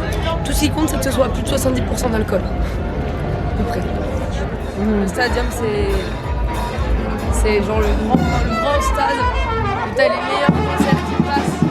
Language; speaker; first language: French; native; French